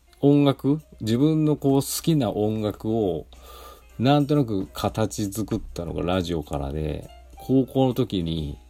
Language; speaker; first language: Japanese; native; Japanese